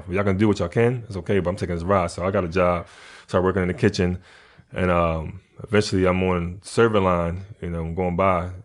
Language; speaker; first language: English; native; English